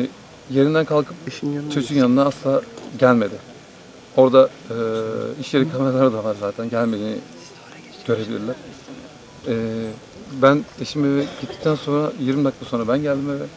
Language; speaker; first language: Turkish; native; Turkish